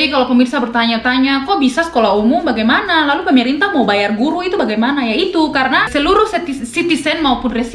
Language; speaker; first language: Indonesian; non-native, local second language; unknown